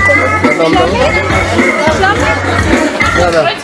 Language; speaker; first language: Russian; non-native, fluent; Tajik